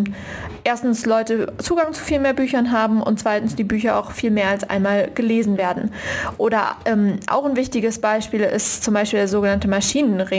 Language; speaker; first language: German; native; German